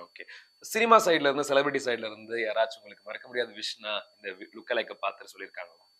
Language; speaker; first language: Tamil; native; Tamil